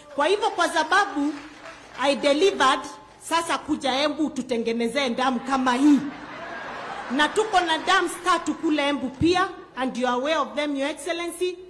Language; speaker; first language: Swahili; non-native, local second language; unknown